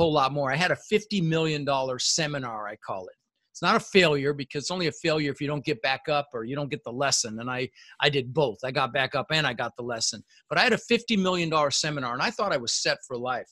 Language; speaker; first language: English; early bilingual, other home language; Dutch